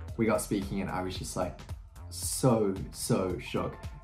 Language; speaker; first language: English; native; English